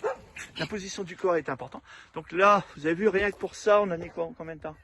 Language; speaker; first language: French; native; French